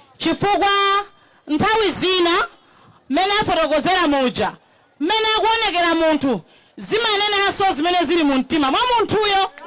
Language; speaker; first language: Nyanja; native; Nyanja